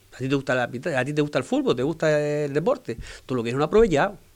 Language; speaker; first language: Spanish; native; Spanish